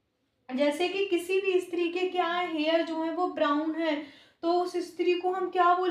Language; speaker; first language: Hindi; native; Hindi